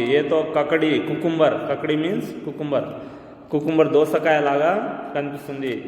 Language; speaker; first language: Telugu; native; Telugu